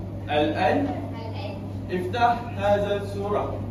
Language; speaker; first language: Arabic; non-native, learner; Malay